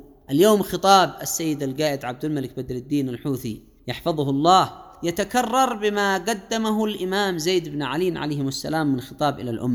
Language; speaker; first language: Arabic; native; Arabic